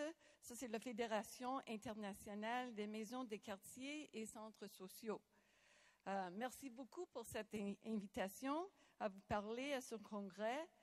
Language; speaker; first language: French; non-native, local second language; English